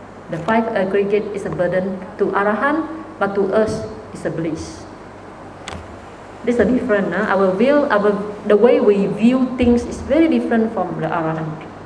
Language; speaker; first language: English; non-native, local second language; Chinese